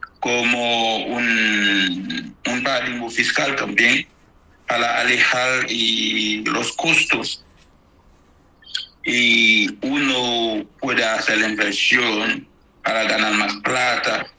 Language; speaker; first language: Spanish; non-native, fluent; Haitian Creole